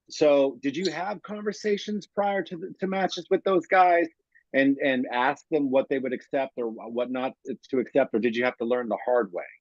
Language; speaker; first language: English; native; English